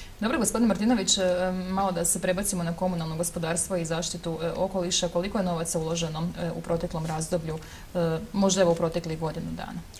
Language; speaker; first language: Croatian; native; Croatian